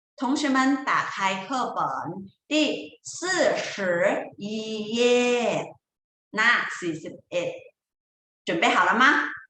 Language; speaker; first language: Chinese; non-native, fluent; Thai